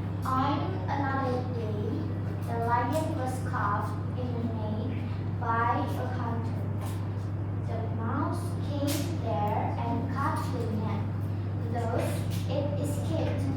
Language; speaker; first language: English; non-native, learner; Indonesian